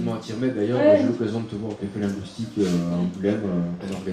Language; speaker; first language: French; native; French